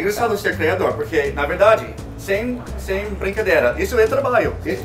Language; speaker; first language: Portuguese; non-native, learner; English